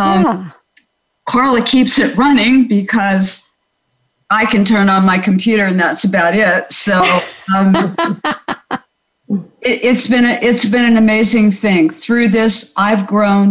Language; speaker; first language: English; native; English